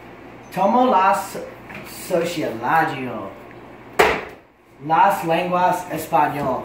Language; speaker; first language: Spanish; non-native, learner; English